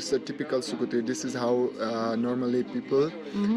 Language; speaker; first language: English; non-native, fluent; Nepali